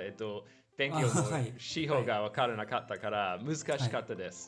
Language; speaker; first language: Japanese; non-native, learner; English